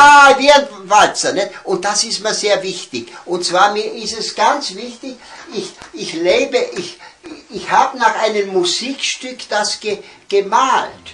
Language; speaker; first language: German; early bilingual, heritage; German